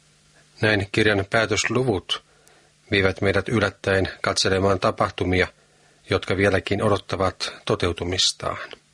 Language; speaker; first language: Finnish; native; Finnish